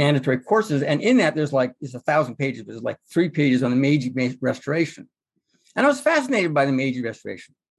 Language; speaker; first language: English; native; English